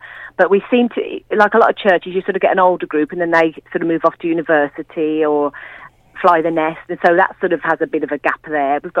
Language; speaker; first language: English; native; English